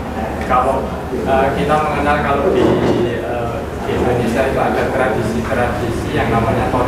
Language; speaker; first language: Indonesian; native; Indonesian